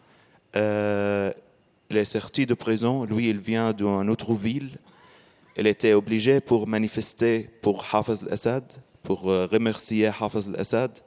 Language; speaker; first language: French; non-native, learner; Arabic